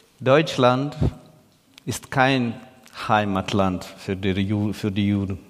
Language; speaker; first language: German; non-native, fluent; Russian